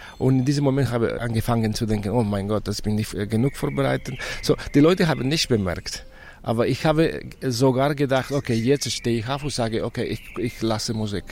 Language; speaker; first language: German; non-native, fluent; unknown